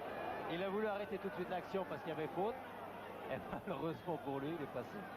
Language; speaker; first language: French; native; French